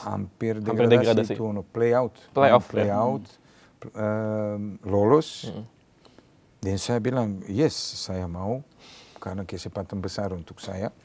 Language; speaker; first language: Indonesian; non-native, learner; Serbian